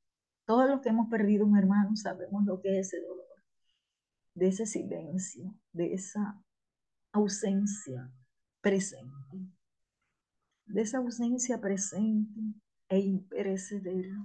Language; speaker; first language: Spanish; native; Spanish